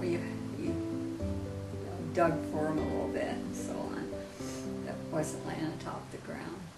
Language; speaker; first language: English; native; English